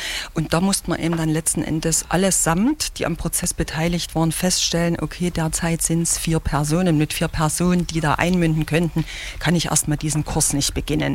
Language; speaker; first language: German; native; German